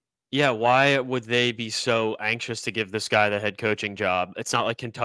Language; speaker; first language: English; native; English